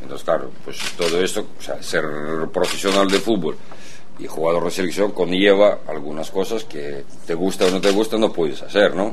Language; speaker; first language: Spanish; non-native, fluent; Russian